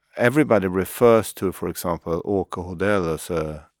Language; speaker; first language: English; non-native, fluent; Swedish